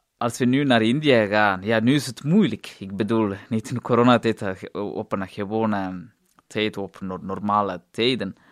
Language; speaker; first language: Dutch; non-native, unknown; Tamil